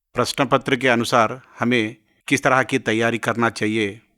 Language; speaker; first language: Hindi; non-native, local second language; Telugu